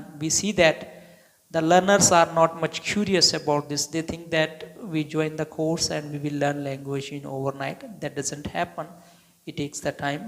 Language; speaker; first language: English; non-native, local second language; Hindi